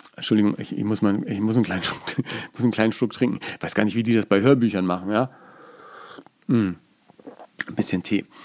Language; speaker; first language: German; native; German